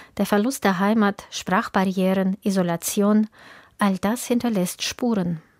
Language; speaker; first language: German; native; German